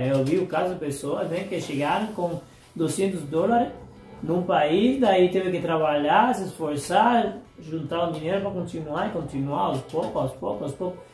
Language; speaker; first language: Portuguese; non-native, fluent; Spanish